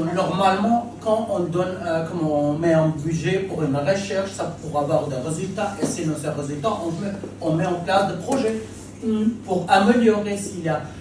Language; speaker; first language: French; non-native, fluent; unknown